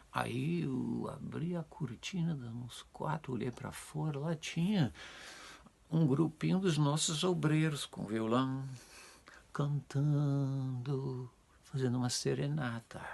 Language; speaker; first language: Portuguese; non-native, fluent; Dutch